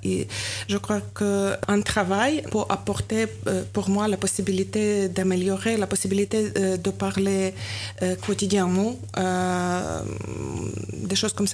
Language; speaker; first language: French; non-native, learner; Ukrainian